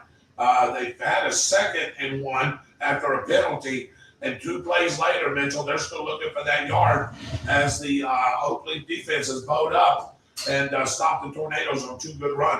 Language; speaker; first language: English; native; English